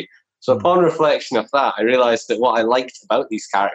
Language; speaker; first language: English; native; English